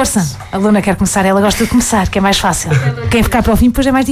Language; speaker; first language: Portuguese; native; Portuguese